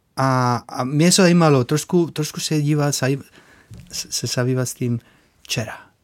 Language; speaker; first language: Czech; non-native, fluent; Spanish